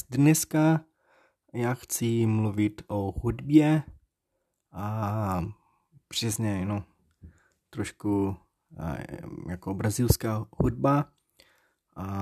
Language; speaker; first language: Czech; non-native, learner; Portuguese